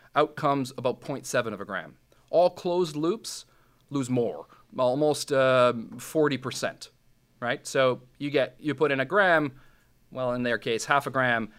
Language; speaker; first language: English; non-native, fluent; Serbian